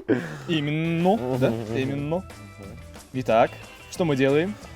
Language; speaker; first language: Russian; native; Russian